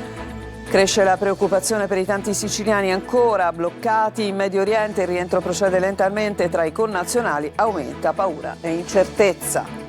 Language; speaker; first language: Italian; native; Italian